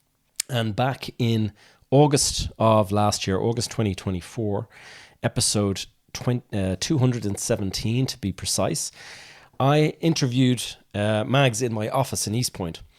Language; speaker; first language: English; native; English